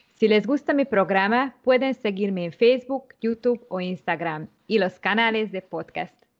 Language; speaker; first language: Spanish; non-native, learner; Hungarian